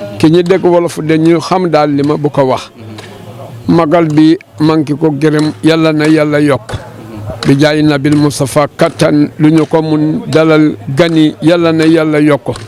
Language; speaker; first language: Wolof; non-native, local second language; Mandingo